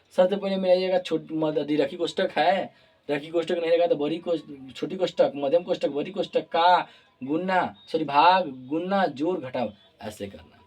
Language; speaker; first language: Hindi; native; Hindi